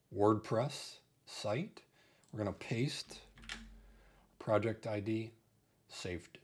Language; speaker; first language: English; native; English